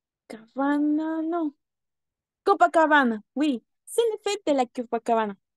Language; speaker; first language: French; non-native, learner; Spanish